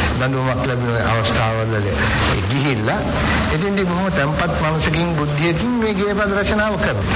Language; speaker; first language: Sinhala; native; Sinhala